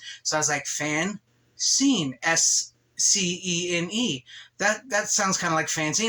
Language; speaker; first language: English; native; English